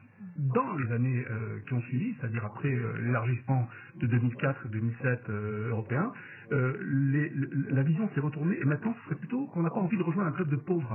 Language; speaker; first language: French; native; French